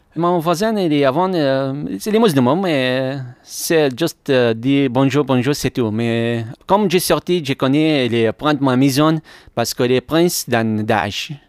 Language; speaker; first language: French; non-native, learner; Arabic